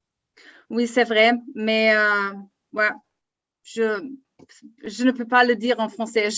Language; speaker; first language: French; non-native, learner; German